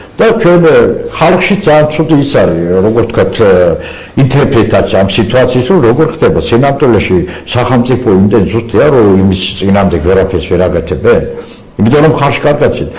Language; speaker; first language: Georgian; non-native, local second language; Azerbaijani